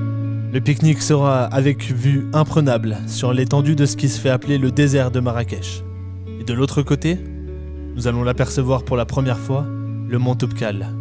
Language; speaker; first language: French; native; French